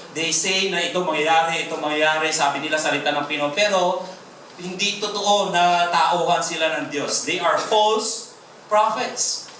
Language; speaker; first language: Filipino; non-native, local second language; Hiligaynon